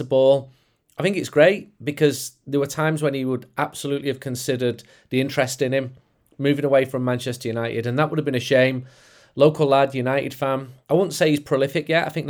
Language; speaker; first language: English; native; English